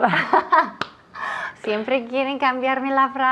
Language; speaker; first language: Spanish; non-native, fluent; English